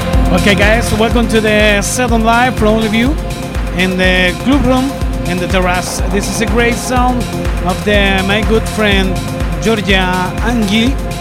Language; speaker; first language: English; non-native, learner; Spanish